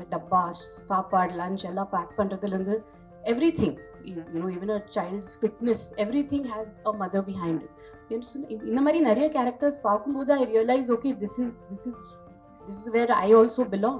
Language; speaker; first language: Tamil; non-native, fluent; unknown